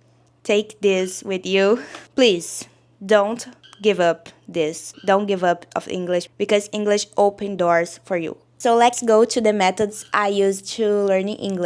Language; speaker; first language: English; non-native, learner; Portuguese